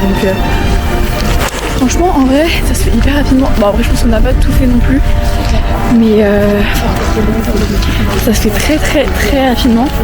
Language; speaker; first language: French; native; French